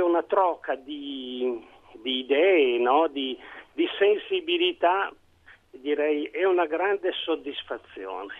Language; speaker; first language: Italian; native; Italian